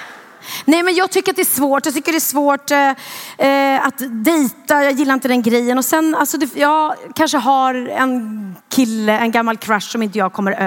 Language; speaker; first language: Swedish; native; Swedish